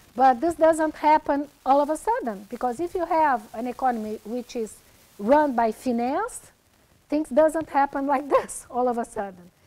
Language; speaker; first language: English; non-native, fluent; Portuguese